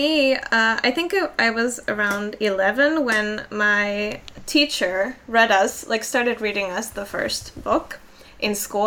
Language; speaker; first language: English; non-native, fluent; Finnish